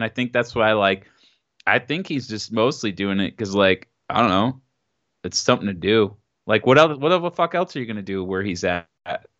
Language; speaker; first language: English; native; English